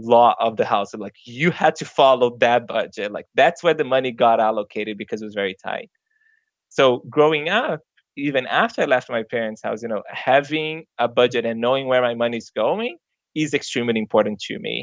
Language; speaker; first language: English; non-native, fluent; Portuguese